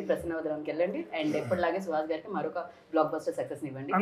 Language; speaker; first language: Telugu; native; Telugu